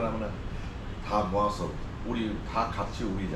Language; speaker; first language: Korean; non-native, learner; Bangla